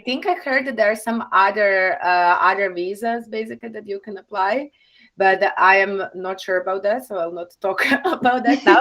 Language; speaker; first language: English; non-native, fluent; Croatian